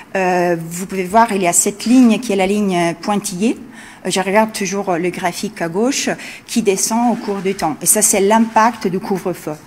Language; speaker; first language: French; non-native, fluent; Italian